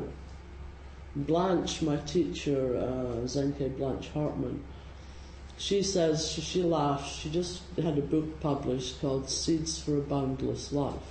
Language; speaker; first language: English; native; English